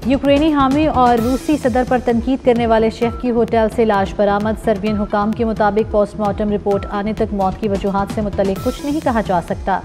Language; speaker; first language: Urdu; native; Urdu